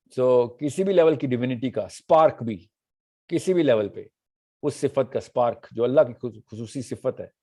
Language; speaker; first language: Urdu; native; Urdu